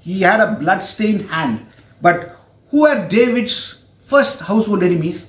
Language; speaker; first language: English; non-native, local second language; Tamil